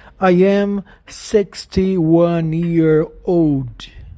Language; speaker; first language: English; non-native, learner; Portuguese